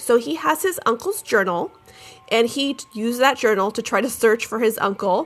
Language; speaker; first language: English; native; English